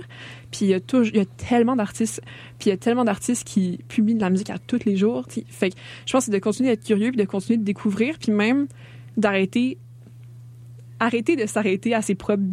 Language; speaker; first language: French; native; French